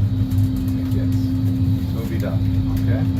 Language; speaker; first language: German; non-native, learner; English